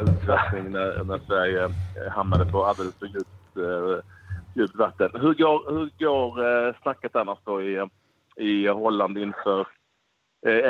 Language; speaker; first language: Swedish; native; Swedish